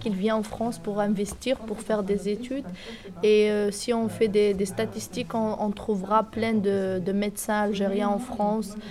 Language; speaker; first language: French; non-native, local second language; Kabyle